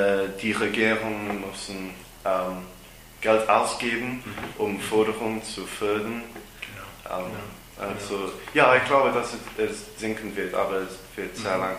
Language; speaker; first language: German; non-native, learner; English